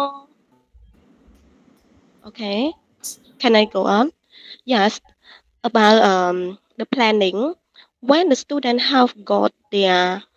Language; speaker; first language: English; non-native, learner; Khmer